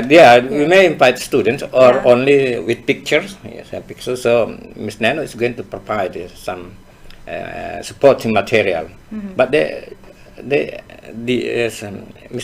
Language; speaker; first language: English; non-native, fluent; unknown